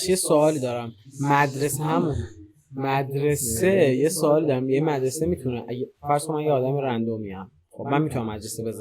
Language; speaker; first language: Persian; native; Persian